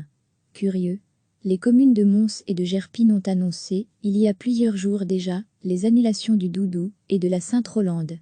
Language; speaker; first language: French; native; French